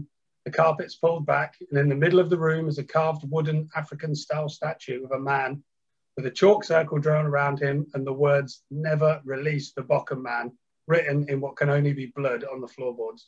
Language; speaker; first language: English; native; English